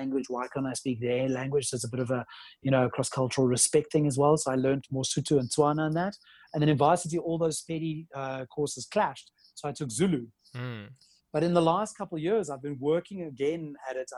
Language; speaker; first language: English; native; English